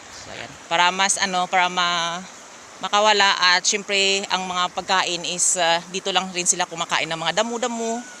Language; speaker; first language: Filipino; non-native, local second language; Hiligaynon